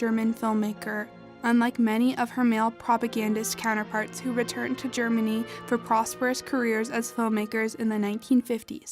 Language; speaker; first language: English; native; English